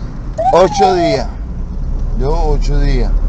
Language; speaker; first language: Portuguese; non-native, learner; Spanish